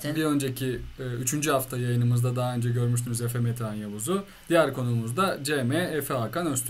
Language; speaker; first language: Turkish; native; Turkish